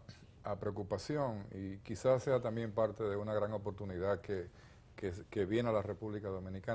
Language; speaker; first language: Spanish; native; Spanish